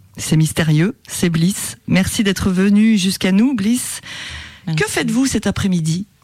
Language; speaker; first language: French; native; French